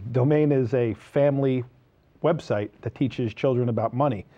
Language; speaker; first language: English; native; English